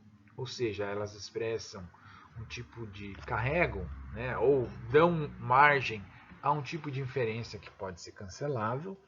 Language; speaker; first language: Portuguese; native; Portuguese